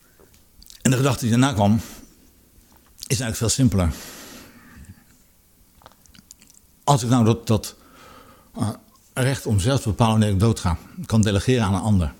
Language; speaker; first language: Dutch; native; Dutch